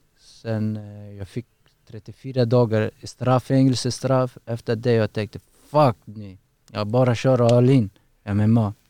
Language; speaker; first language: Swedish; non-native, learner; Persian